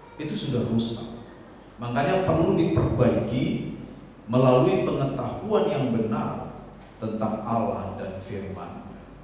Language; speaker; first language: Indonesian; non-native, local second language; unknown